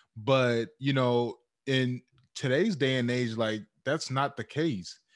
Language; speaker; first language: English; early bilingual, other home language; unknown